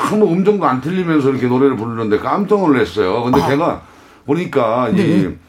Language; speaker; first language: Korean; native; Korean